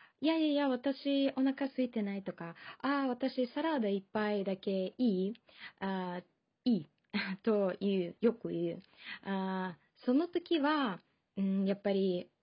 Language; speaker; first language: Japanese; non-native, fluent; Russian